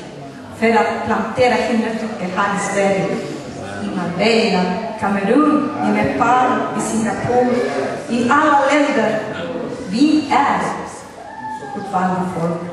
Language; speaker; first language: Swedish; non-native, fluent; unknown